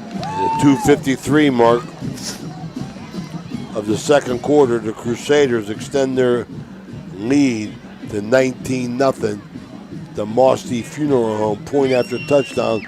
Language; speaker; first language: English; native; English